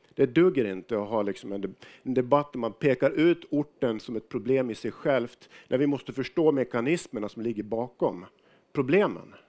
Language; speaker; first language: Swedish; native; Swedish